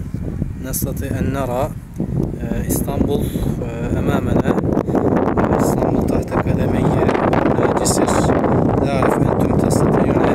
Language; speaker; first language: Arabic; non-native, fluent; Turkish